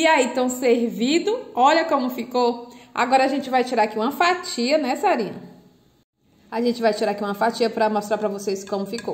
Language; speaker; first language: Portuguese; native; Portuguese